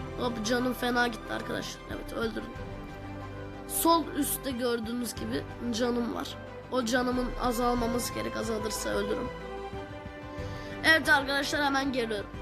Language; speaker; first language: Turkish; native; Turkish